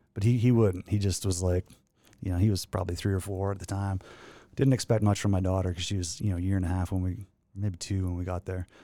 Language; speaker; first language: English; native; English